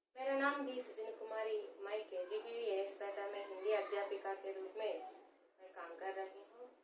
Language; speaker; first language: Hindi; non-native, local second language; Telugu